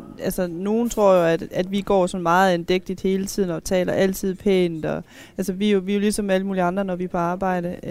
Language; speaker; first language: Danish; native; Danish